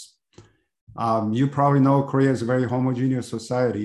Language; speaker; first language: English; non-native, fluent; Korean